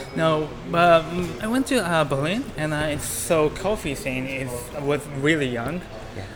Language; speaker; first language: English; non-native, learner; Japanese